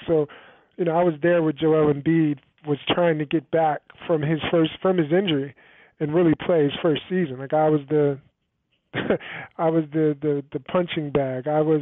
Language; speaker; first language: English; native; English